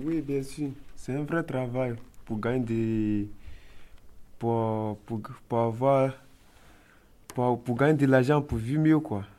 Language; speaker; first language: French; non-native, learner; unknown